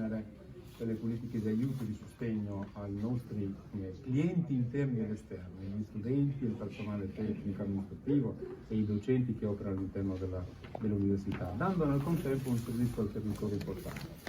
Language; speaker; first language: Italian; native; Italian